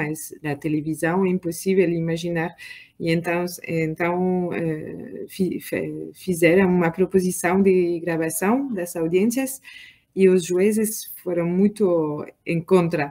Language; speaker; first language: Portuguese; non-native, learner; French